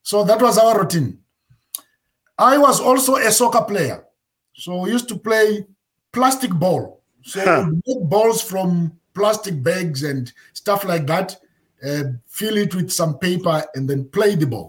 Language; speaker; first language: English; non-native, local second language; Shona